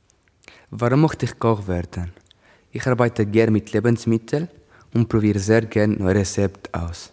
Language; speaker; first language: German; non-native, learner; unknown